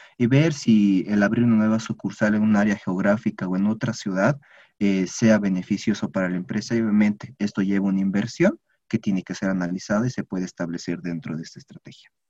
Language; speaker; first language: Spanish; native; Spanish